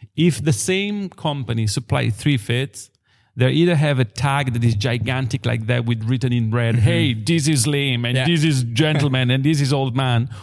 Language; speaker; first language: English; non-native, fluent; Italian